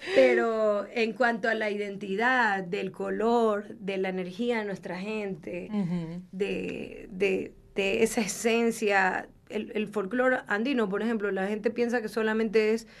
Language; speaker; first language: Spanish; native; Spanish